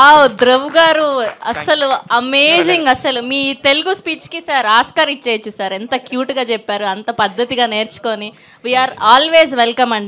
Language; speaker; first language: Telugu; native; Telugu